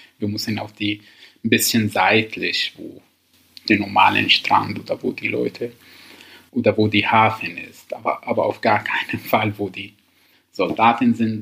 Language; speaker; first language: German; non-native, learner; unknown